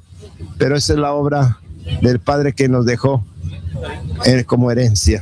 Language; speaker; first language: Spanish; native; Spanish